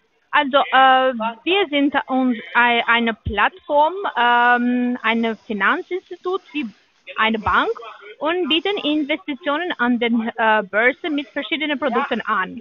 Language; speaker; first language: German; non-native, learner; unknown